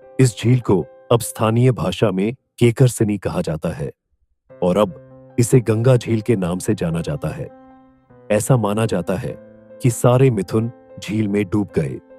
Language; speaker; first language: Hindi; non-native, local second language; Nyishi